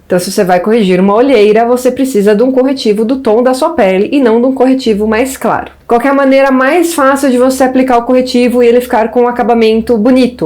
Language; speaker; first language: Portuguese; native; Portuguese